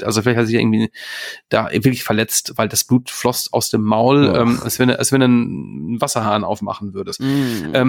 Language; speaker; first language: German; native; German